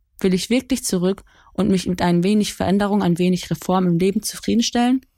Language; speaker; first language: German; early bilingual, other home language; Kurdish